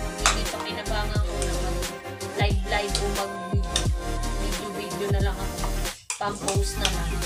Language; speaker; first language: Filipino; non-native, local second language; Cebuano